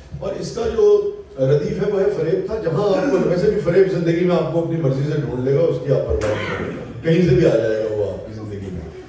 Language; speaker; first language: Urdu; non-native, local second language; Punjabi